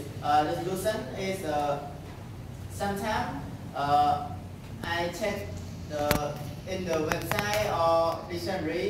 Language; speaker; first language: English; non-native, learner; Khmer